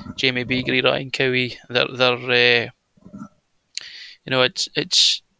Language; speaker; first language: English; native; English